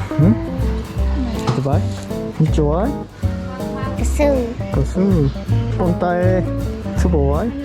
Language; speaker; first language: Korean; native; Korean